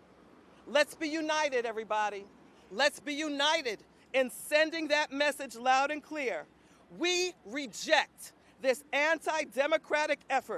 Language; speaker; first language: English; native; English